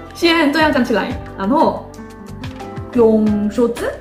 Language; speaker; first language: Chinese; non-native, learner; Korean